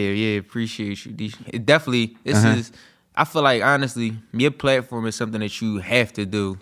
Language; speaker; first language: English; native; English